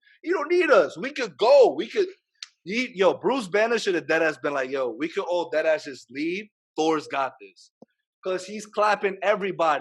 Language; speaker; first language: English; native; English